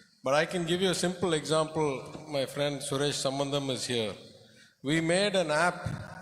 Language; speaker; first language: English; non-native, local second language; Tamil